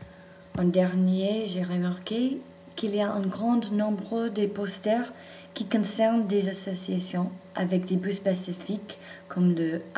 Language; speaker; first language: French; non-native, fluent; English